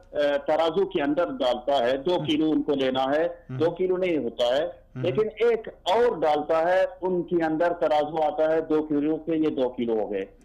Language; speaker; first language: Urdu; non-native, fluent; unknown